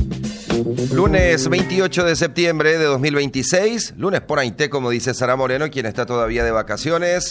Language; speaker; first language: Spanish; native; Spanish